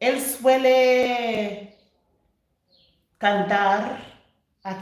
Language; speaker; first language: Spanish; non-native, fluent; English